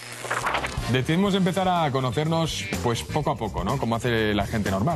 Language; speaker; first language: Spanish; native; Spanish